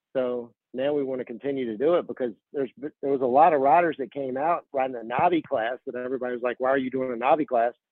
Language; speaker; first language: English; native; English